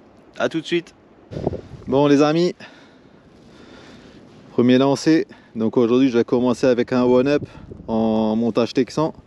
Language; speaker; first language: French; native; French